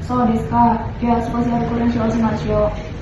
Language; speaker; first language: Japanese; non-native, learner; Indonesian